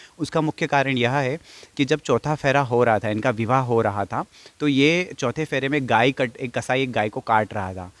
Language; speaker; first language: Hindi; non-native, fluent; English